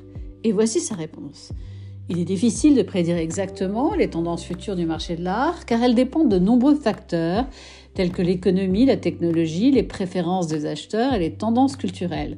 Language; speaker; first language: French; native; French